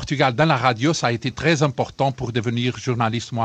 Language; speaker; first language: French; non-native, fluent; Portuguese